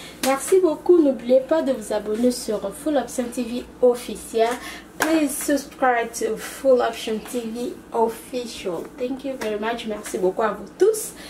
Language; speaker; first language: French; non-native, local second language; Lingala